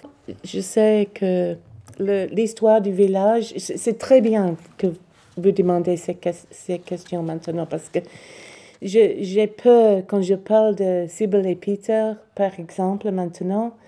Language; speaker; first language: French; non-native, learner; English